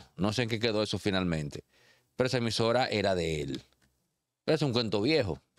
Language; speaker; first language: Spanish; native; Spanish